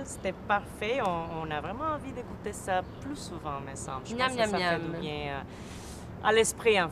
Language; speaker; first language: French; native; French